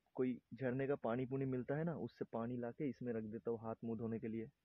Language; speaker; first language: Hindi; non-native, local second language; Bangla